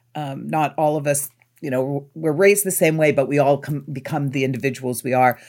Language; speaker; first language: English; native; English